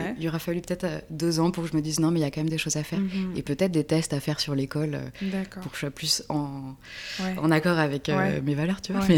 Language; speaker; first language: French; native; French